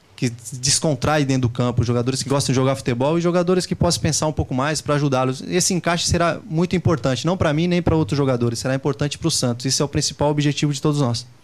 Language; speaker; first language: Portuguese; native; Portuguese